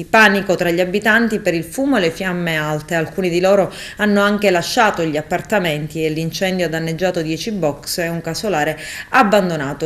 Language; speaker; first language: Italian; native; Italian